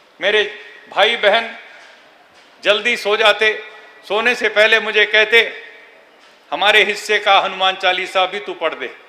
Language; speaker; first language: Hindi; non-native, local second language; Telugu